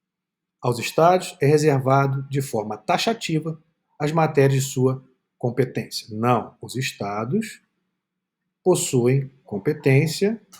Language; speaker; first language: Portuguese; native; Portuguese